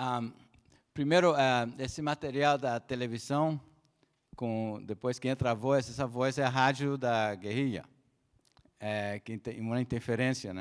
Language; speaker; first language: Portuguese; non-native, fluent; Spanish